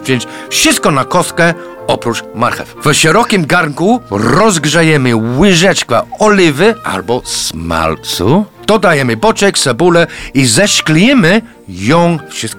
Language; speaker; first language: Polish; non-native, fluent; English